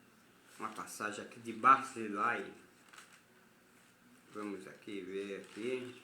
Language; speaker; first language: Portuguese; native; Portuguese